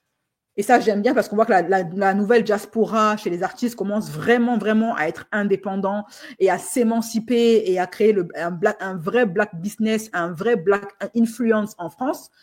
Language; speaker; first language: French; native; French